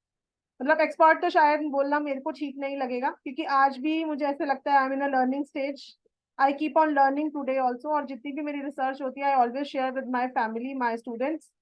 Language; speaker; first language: Hindi; native; Hindi